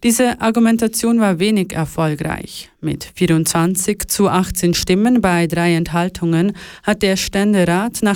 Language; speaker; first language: German; native; German